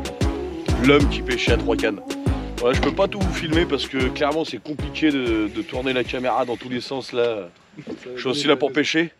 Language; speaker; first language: French; native; French